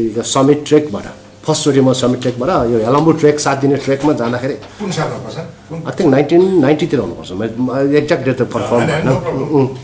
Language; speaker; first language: Nepali; non-native, local second language; Sherpa